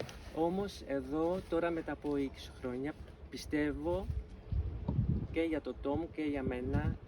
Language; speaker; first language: Greek; non-native, fluent; Dutch